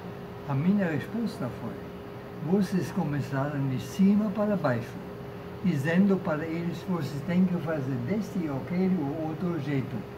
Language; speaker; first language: Portuguese; non-native, fluent; German